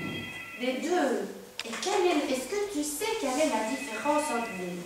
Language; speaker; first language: French; native; French